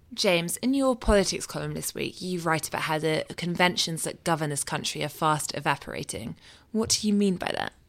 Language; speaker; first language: English; native; English